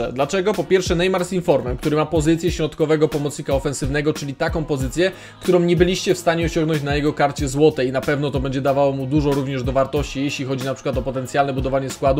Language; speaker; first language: Polish; native; Polish